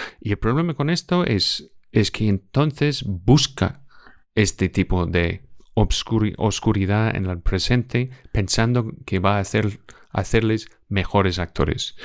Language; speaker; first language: Spanish; non-native, fluent; English